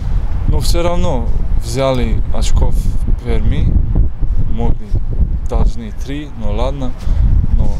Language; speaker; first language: Russian; non-native, fluent; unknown